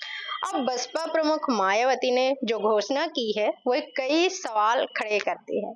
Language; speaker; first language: Hindi; native; Hindi